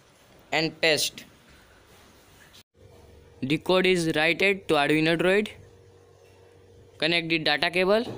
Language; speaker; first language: English; non-native, learner; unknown